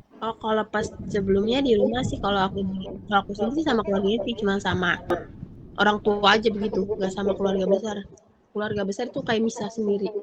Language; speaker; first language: Indonesian; native; Indonesian